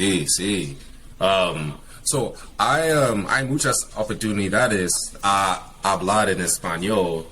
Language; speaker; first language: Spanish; non-native, learner; English